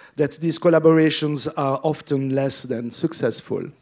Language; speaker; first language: English; non-native, fluent; French